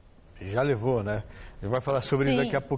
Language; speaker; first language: Portuguese; native; Portuguese